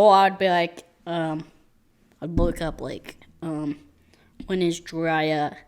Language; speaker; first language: English; native; English